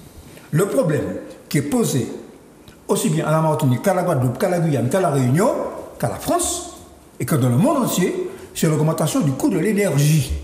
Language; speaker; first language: French; native; French